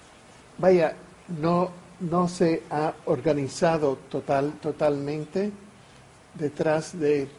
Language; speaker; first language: Spanish; non-native, fluent; English